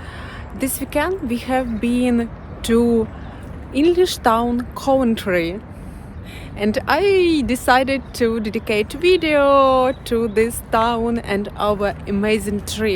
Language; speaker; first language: English; non-native, learner; Ukrainian